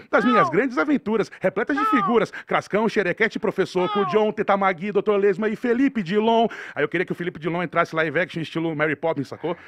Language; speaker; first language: Portuguese; native; Portuguese